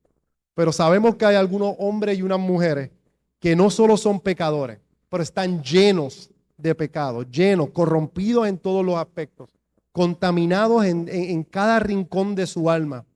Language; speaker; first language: Spanish; native; Spanish